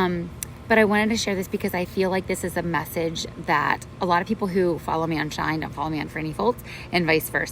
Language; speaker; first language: English; native; English